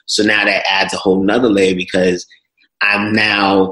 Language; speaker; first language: English; native; English